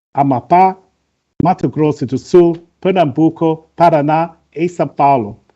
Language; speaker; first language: Portuguese; non-native, learner; English